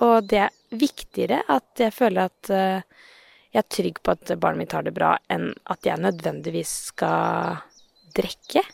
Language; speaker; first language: Norwegian; native; Norwegian